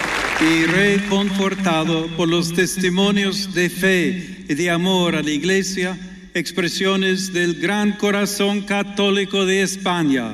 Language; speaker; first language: Spanish; non-native, fluent; English